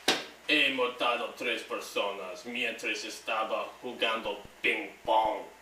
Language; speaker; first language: Spanish; non-native, learner; English